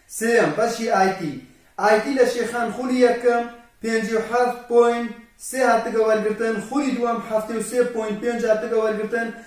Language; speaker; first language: Central Kurdish; non-native, local second language; Kurdish